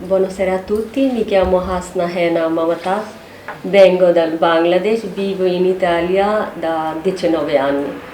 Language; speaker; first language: Italian; non-native, fluent; Bangla